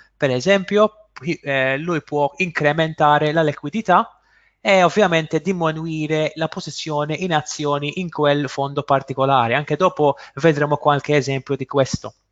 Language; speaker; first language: Italian; non-native, fluent; Maltese